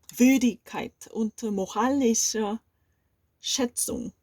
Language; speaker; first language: German; non-native, learner; Korean